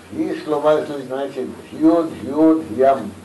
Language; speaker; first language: Russian; non-native, learner; Bangla